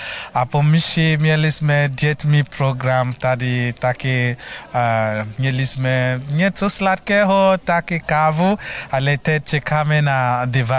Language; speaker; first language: Czech; non-native, learner; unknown